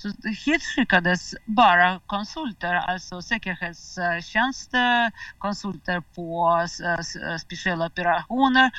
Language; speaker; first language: Swedish; non-native, fluent; Russian